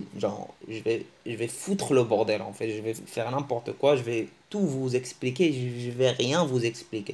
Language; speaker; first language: French; early bilingual, other home language; Arabic